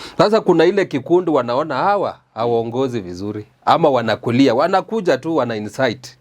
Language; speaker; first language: Swahili; native; Swahili